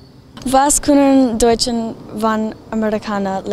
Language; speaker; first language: German; non-native, learner; English